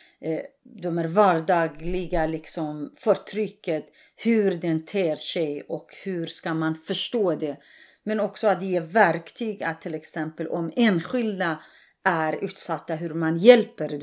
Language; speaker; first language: Swedish; non-native, fluent; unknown